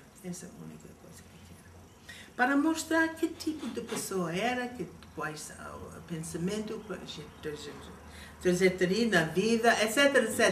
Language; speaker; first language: Portuguese; non-native, fluent; English